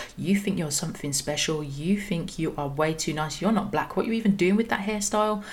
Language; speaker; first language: English; native; English